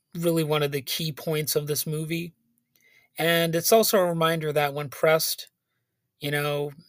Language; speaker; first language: English; native; English